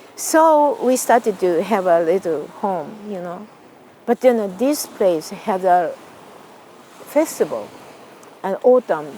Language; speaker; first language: English; non-native, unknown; Japanese